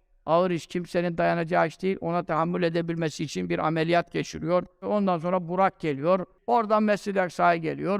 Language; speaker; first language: Turkish; native; Turkish